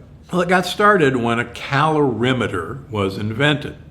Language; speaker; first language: English; native; English